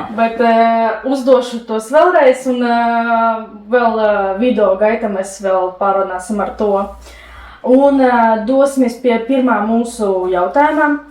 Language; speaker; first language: Latvian; non-native, local second language; Russian